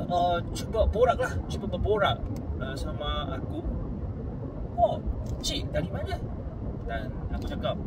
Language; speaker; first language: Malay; non-native, fluent; Korean